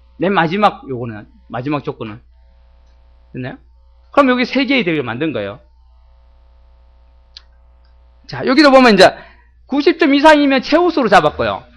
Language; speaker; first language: Korean; native; Korean